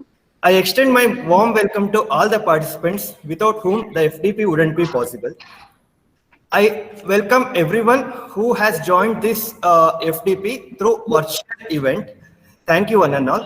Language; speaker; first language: English; non-native, local second language; Kannada